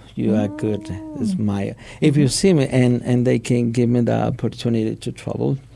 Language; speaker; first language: English; non-native, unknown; Spanish